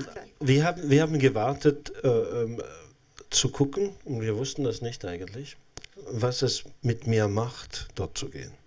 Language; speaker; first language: German; non-native, local second language; French